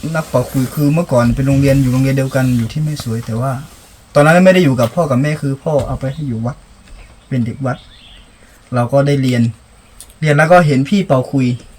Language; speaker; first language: Thai; non-native, local second language; Akha